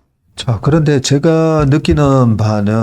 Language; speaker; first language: Korean; native; Korean